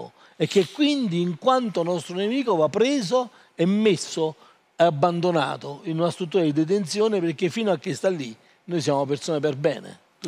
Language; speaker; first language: Italian; native; Italian